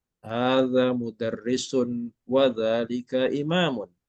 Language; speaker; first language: Arabic; non-native, fluent; Malay